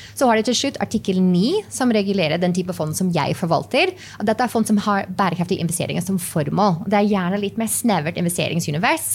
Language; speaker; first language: Norwegian; non-native, fluent; English